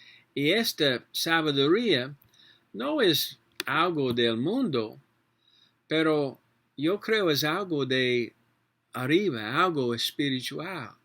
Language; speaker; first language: Spanish; non-native, learner; English